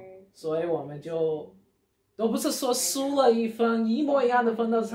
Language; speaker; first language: Chinese; early bilingual, heritage; Chinese